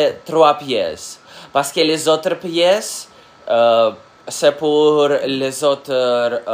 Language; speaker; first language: French; non-native, learner; Russian